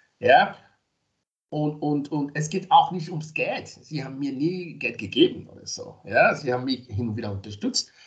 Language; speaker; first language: German; non-native, fluent; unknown